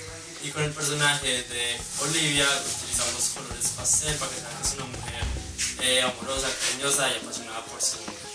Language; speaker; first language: Spanish; native; Spanish